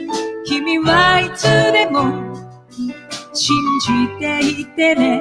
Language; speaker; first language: Japanese; native; Japanese